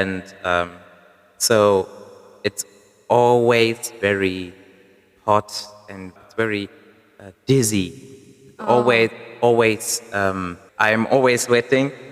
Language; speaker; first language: English; non-native, fluent; German